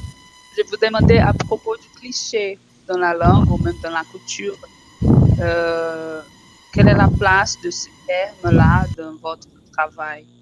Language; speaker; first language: French; non-native, fluent; Portuguese